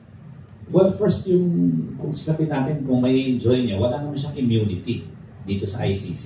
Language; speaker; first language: Filipino; native; Filipino